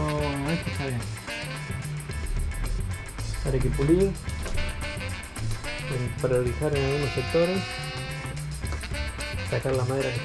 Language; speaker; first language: Spanish; native; Spanish